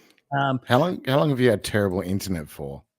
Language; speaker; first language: English; native; English